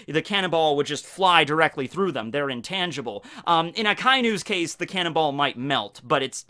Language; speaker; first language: English; native; English